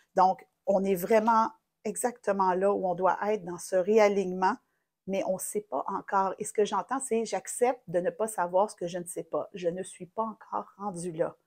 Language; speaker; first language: French; native; French